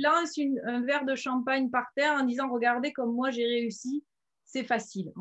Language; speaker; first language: French; native; French